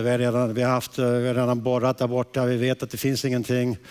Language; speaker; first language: Swedish; early bilingual, heritage; Swedish